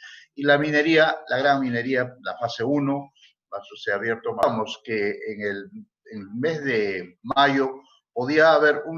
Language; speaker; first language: Spanish; native; Spanish